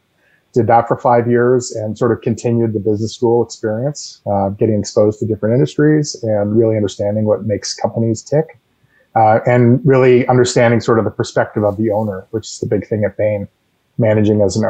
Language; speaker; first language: English; native; English